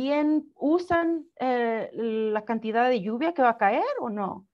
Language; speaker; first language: Spanish; early bilingual, heritage; Spanish